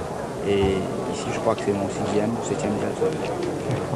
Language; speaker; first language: French; non-native, local second language; Morisyen